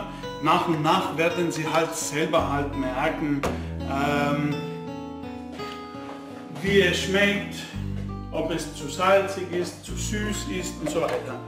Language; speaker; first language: German; non-native, fluent; Italian